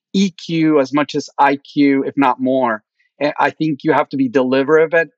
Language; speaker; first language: English; early bilingual, other home language; Spanish